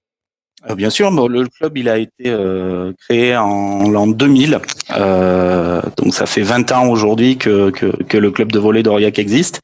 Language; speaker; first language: French; native; French